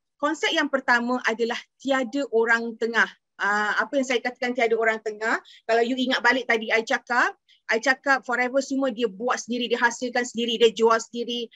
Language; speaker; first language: Malay; native; Malay